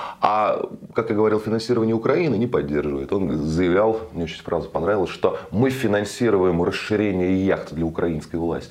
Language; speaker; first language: Russian; native; Russian